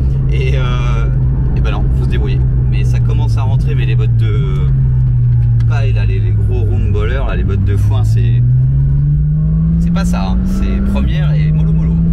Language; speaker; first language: French; native; French